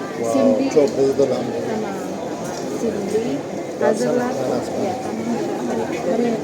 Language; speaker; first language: Turkish; non-native, learner; Indonesian